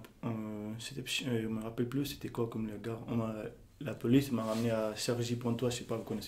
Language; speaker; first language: French; non-native, learner; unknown